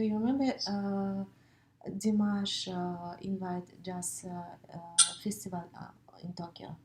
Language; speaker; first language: English; non-native, learner; Russian